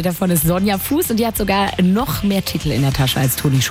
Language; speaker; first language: German; native; German